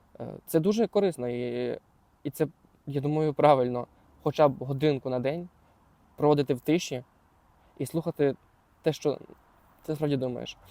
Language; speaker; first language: Ukrainian; non-native, local second language; Russian